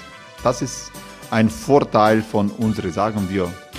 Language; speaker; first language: German; non-native, learner; Croatian